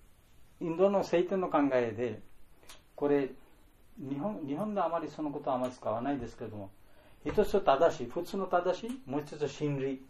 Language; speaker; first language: Japanese; non-native, fluent; Bangla